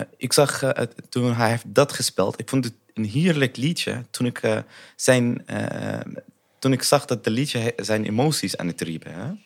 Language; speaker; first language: Dutch; non-native, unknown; Arabic